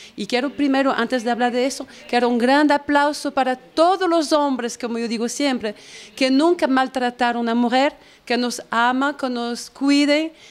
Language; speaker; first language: Spanish; non-native, learner; French